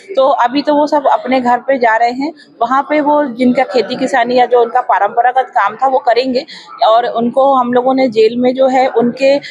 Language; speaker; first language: Hindi; native; Hindi